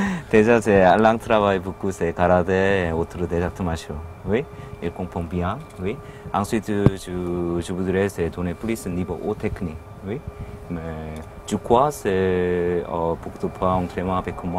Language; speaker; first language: French; non-native, learner; Korean